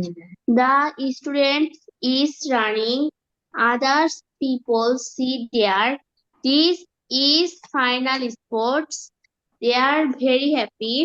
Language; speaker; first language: English; non-native, learner; Bangla